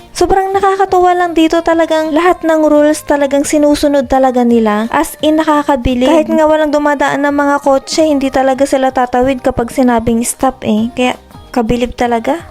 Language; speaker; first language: Filipino; native; Filipino